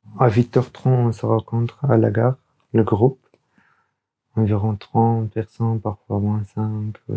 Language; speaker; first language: French; non-native, learner; Urdu